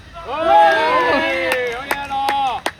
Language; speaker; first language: Cantonese; native; Cantonese